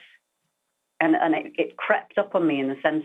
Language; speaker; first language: English; native; English